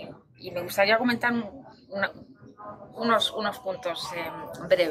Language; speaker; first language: Spanish; native; Spanish